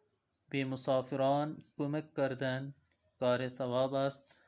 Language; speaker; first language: Persian; non-native, fluent; Urdu